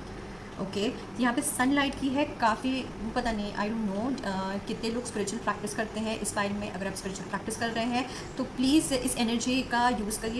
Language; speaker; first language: Hindi; native; Hindi